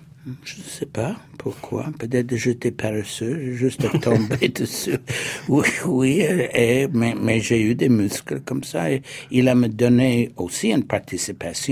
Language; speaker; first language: French; non-native, fluent; English